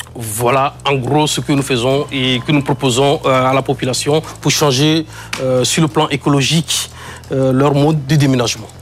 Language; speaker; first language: French; non-native, local second language; Ewe